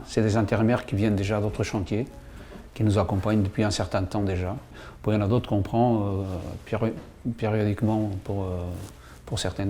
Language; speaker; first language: French; native; French